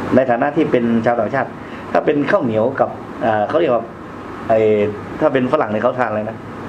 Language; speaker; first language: Thai; native; Thai